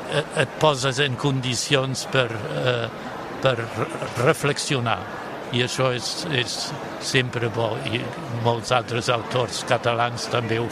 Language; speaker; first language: Catalan; non-native, fluent; German